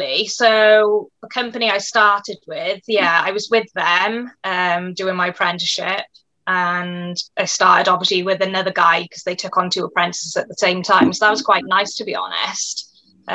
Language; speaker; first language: English; native; English